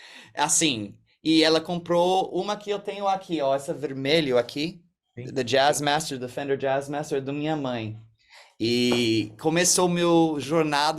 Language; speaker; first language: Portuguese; early bilingual, heritage; English